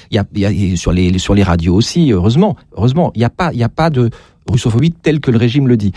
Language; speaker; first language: French; native; French